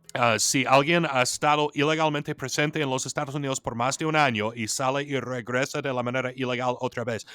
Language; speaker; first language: Spanish; non-native, fluent; English